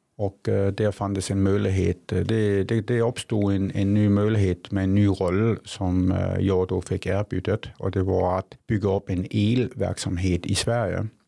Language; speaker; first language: Swedish; non-native, fluent; Danish